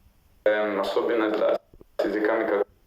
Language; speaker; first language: Russian; non-native, fluent; Italian